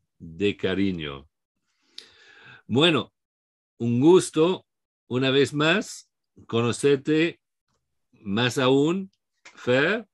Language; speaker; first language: Spanish; non-native, fluent; English